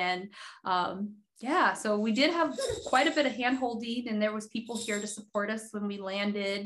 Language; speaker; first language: English; early bilingual, other home language; Haitian Creole